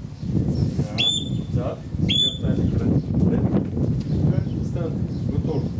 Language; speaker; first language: Bulgarian; non-native, learner; Russian